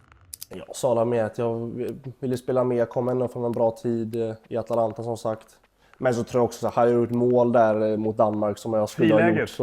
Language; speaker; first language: Swedish; native; Swedish